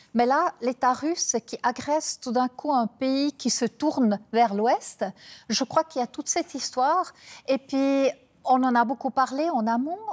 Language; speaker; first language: French; non-native, fluent; German